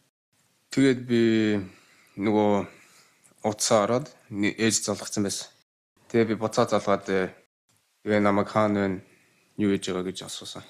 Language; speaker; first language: Mongolian; early bilingual, heritage; Mongolian